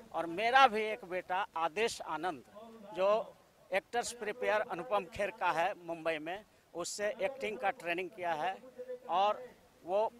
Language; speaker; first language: Hindi; native; Hindi